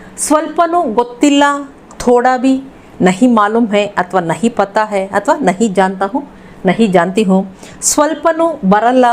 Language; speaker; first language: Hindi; non-native, local second language; Kannada